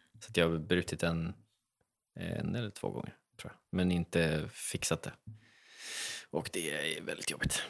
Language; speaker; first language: Swedish; native; Swedish